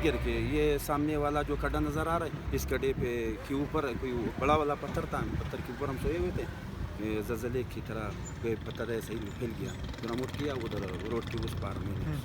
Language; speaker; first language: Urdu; non-native, local second language; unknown